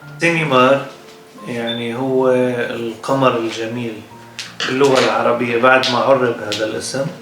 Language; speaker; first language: Arabic; native; Arabic